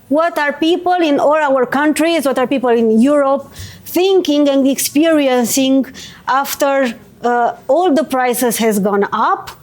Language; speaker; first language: English; non-native, fluent; Romanian